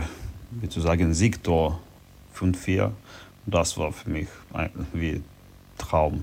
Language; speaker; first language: German; non-native, learner; Ukrainian